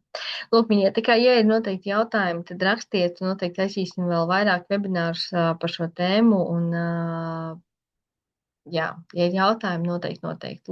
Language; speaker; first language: Latvian; native; Latvian